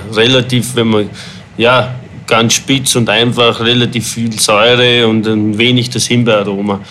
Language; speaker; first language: German; native; German